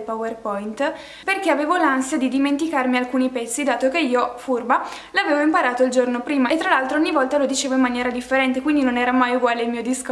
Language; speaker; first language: Italian; native; Italian